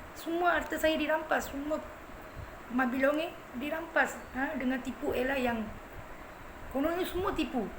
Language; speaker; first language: Malay; non-native, local second language; Tamil